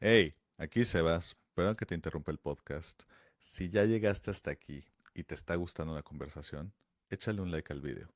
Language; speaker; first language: Spanish; native; Spanish